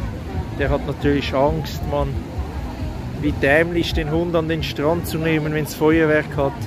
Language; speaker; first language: German; native; German